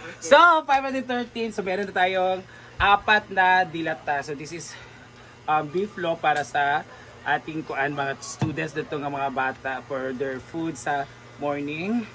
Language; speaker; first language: Filipino; non-native, local second language; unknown